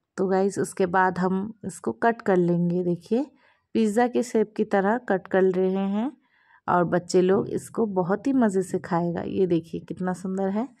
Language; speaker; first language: Hindi; non-native, local second language; Bangla